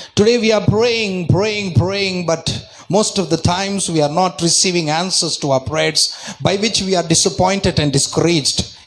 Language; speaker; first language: English; non-native, local second language; Telugu